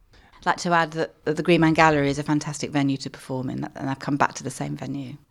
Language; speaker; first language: English; native; English